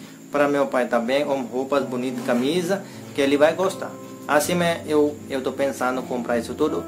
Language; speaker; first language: Portuguese; non-native, learner; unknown